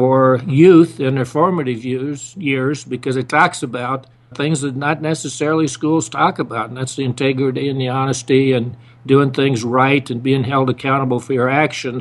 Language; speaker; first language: English; native; English